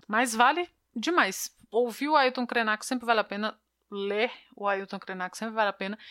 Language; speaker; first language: Portuguese; native; Portuguese